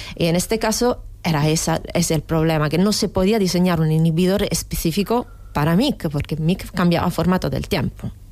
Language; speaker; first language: Spanish; non-native, fluent; Italian